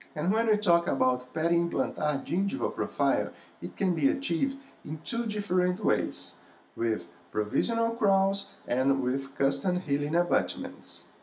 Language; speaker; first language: English; non-native, fluent; Portuguese